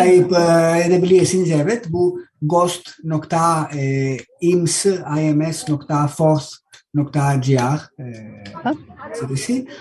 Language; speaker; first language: Turkish; non-native, learner; Greek